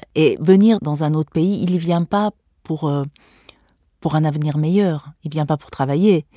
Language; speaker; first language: French; non-native, fluent; Persian